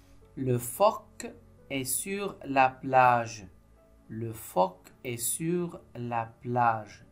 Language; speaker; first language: French; non-native, local second language; Arabic